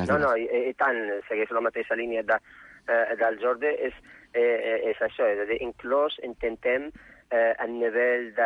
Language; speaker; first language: Catalan; non-native, fluent; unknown